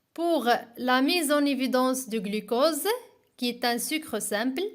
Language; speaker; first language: French; non-native, local second language; Arabic